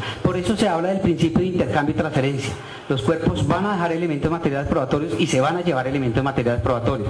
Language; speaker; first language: Spanish; native; Spanish